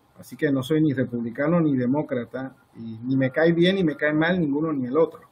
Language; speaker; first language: Spanish; native; Spanish